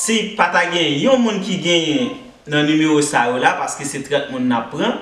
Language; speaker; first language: Portuguese; non-native, learner; Haitian Creole